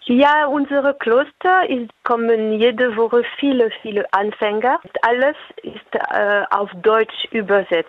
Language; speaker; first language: German; non-native, fluent; French